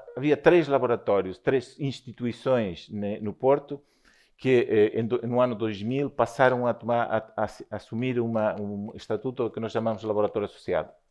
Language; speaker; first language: Portuguese; non-native, fluent; Spanish